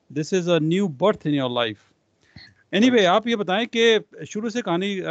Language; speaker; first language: Hindi; non-native, local second language; Punjabi